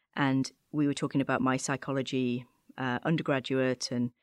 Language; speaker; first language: English; native; English